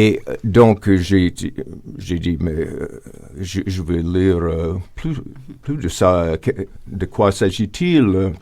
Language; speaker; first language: French; non-native, fluent; English